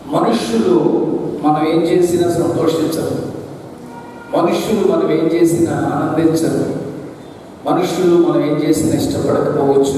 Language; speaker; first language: Telugu; non-native, local second language; Malayalam